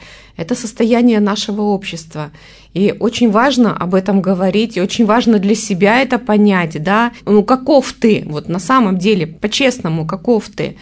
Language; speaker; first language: Russian; native; Russian